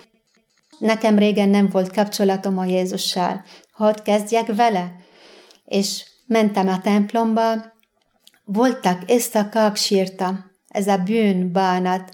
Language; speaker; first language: Hungarian; non-native, fluent; Arabic